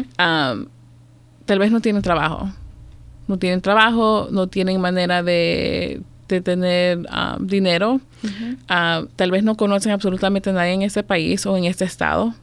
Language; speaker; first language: Spanish; native; Spanish